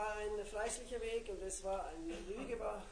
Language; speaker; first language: German; native; German